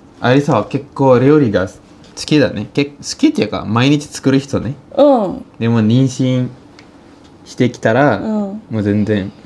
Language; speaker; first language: Japanese; non-native, fluent; Indonesian